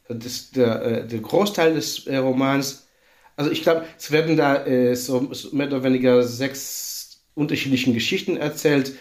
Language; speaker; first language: German; non-native, fluent; Hebrew